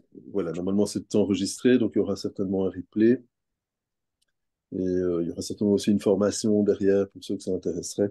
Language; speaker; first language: French; native; French